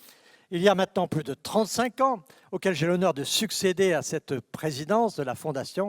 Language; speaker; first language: French; native; French